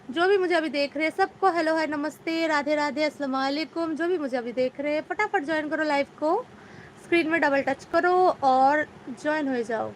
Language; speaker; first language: Hindi; non-native, local second language; Bangla